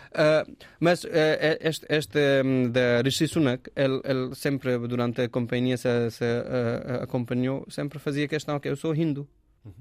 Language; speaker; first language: Portuguese; non-native, fluent; Hindi